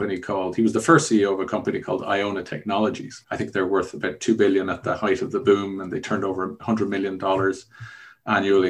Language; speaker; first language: English; native; English